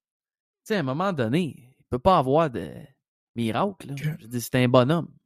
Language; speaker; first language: French; native; French